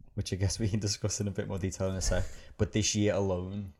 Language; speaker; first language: English; native; English